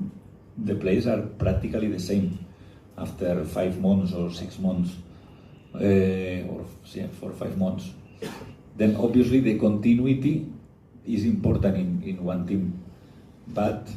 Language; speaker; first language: English; non-native, fluent; Spanish